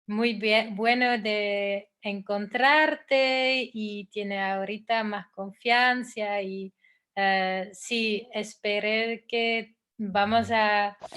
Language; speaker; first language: Spanish; non-native, fluent; Dutch